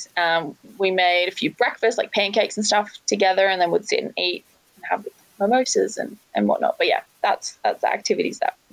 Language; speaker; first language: English; native; English